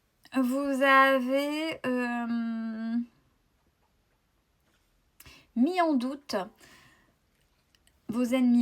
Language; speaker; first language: French; native; French